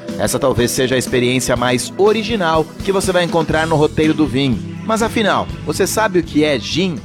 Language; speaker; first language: Portuguese; native; Portuguese